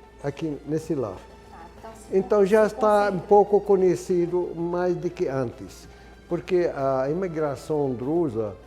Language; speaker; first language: Portuguese; non-native, fluent; Arabic